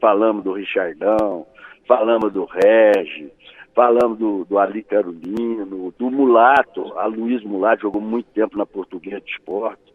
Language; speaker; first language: Portuguese; native; Portuguese